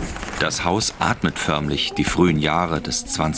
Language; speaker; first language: German; native; German